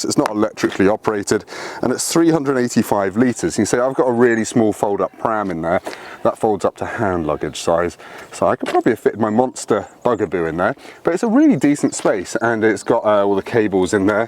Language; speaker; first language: English; native; English